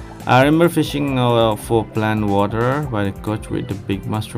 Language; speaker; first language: English; non-native, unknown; Indonesian